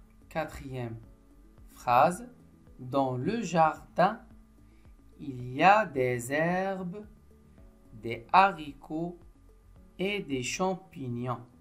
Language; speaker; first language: French; non-native, local second language; Arabic